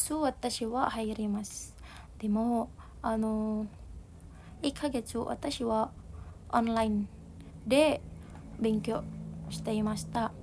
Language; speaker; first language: Japanese; non-native, learner; Indonesian